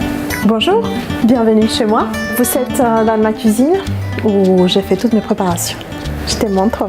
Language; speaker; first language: French; non-native, fluent; Spanish